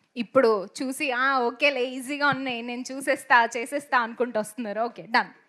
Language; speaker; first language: Telugu; native; Telugu